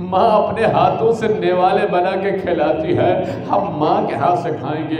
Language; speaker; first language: Urdu; native; Urdu